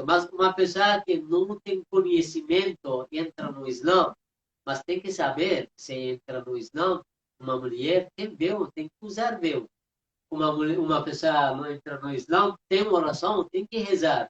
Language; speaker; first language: Portuguese; non-native, fluent; Persian